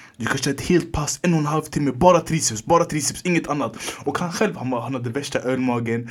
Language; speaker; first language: Swedish; early bilingual, other home language; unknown